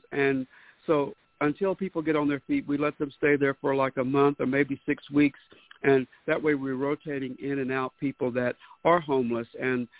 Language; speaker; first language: English; native; English